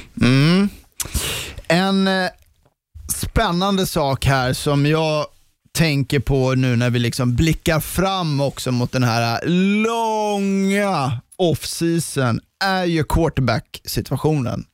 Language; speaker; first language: Swedish; native; Swedish